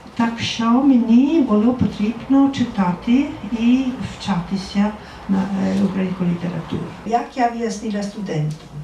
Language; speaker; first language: Ukrainian; non-native, fluent; Italian